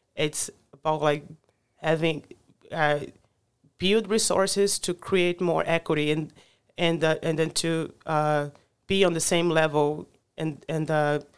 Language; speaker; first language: English; non-native, fluent; Portuguese